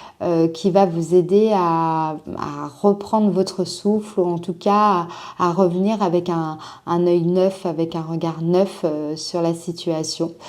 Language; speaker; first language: French; native; French